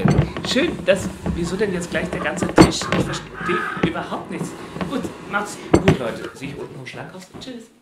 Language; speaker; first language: German; native; German